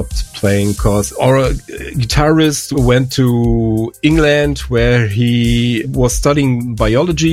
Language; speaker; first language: English; non-native, fluent; German